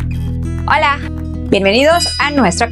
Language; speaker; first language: Spanish; non-native, fluent; Indonesian